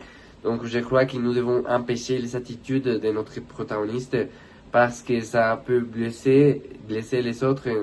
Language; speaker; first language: French; non-native, learner; Spanish